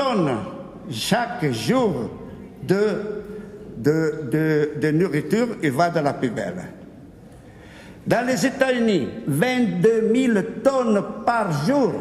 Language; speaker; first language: French; non-native, fluent; Italian